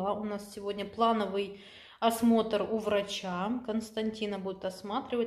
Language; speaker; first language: Russian; native; Russian